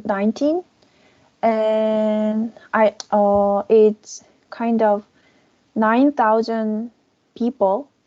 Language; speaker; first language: English; non-native, learner; Korean